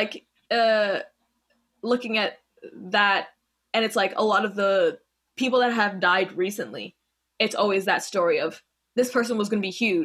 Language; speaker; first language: English; native; English